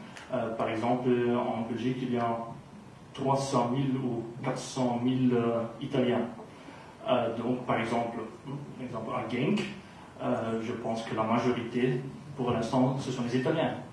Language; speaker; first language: French; non-native, local second language; Dutch